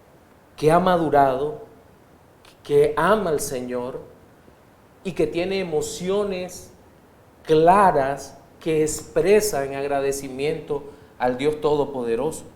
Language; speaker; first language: Spanish; native; Spanish